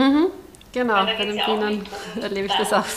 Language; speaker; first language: German; native; German